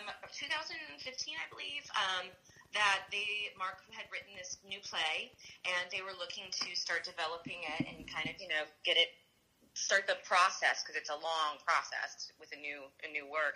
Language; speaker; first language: English; native; English